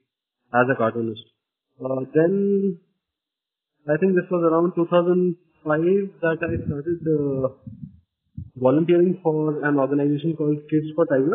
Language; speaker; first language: English; non-native, local second language; Marathi